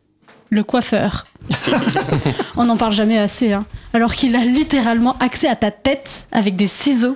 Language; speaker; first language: French; native; French